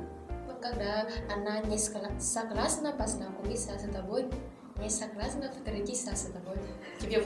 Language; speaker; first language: Russian; non-native, learner; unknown